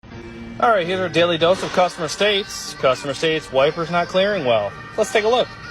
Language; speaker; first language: English; native; English